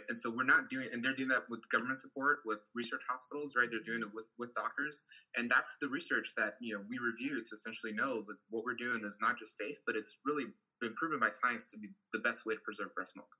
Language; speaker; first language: English; non-native, fluent; Portuguese